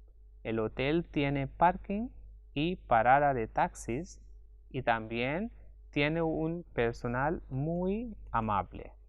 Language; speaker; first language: Spanish; non-native, fluent; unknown